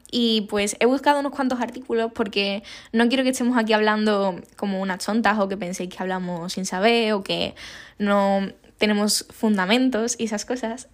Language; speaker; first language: Spanish; native; Spanish